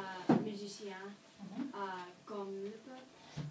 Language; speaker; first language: French; non-native, learner; English